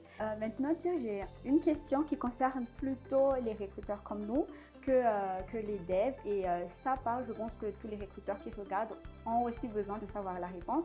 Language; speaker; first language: French; non-native, local second language; Malagasy